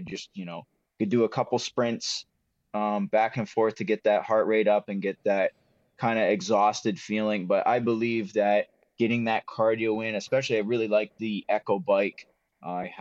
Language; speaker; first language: English; native; English